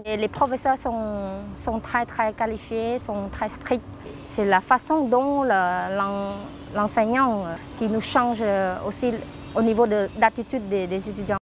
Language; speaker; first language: French; non-native, fluent; Khmer